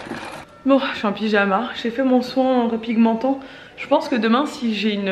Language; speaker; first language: French; native; French